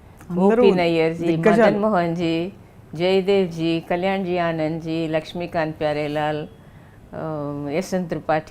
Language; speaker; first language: Telugu; non-native, local second language; Tamil